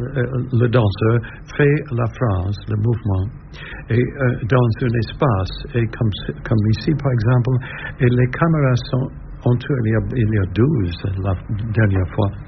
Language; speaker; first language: French; non-native, learner; English